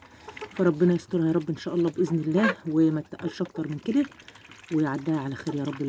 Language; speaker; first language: Arabic; native; Arabic